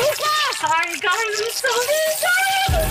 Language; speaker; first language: English; non-native, local second language; Hindi